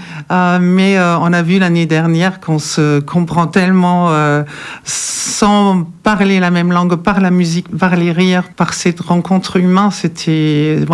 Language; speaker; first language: French; non-native, fluent; German